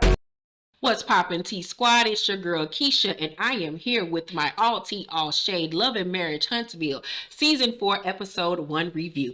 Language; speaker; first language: English; native; English